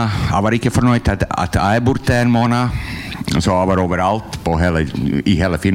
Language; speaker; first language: Norwegian; non-native, learner; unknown